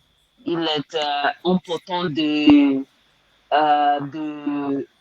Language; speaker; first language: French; non-native, learner; English